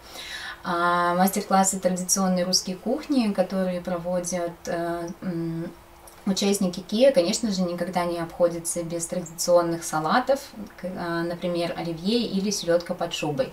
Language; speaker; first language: Russian; native; Russian